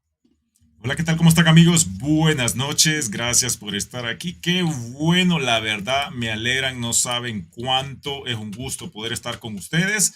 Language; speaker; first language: Spanish; native; Spanish